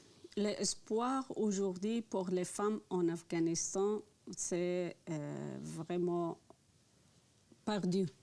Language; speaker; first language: French; non-native, learner; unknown